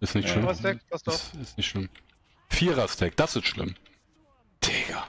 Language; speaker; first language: German; native; German